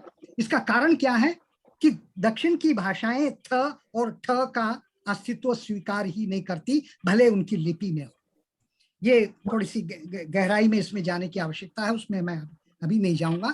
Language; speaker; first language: Hindi; native; Hindi